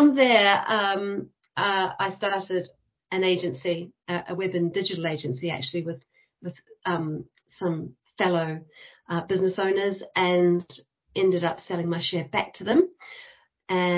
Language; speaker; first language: English; native; English